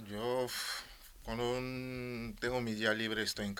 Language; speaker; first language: Spanish; non-native, learner; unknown